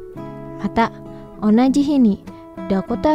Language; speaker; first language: Japanese; non-native, fluent; Indonesian